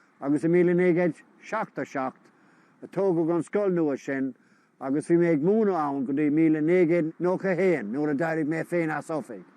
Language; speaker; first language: Irish; non-native, local second language; English